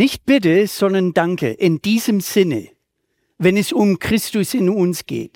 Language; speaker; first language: German; native; German